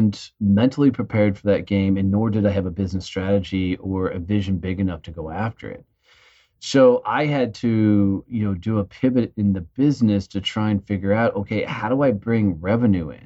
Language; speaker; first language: English; native; English